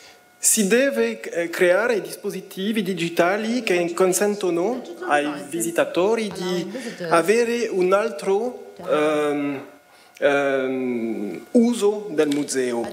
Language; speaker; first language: Italian; non-native, fluent; French